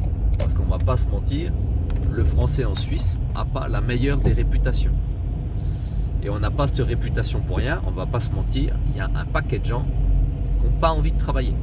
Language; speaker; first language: French; native; French